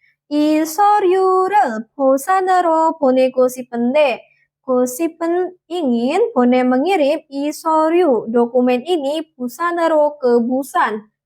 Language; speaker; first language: Korean; non-native, fluent; Indonesian